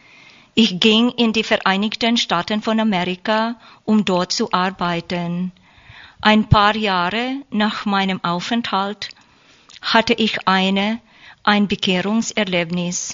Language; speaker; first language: German; non-native, learner; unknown